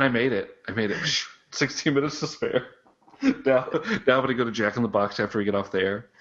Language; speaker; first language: English; native; English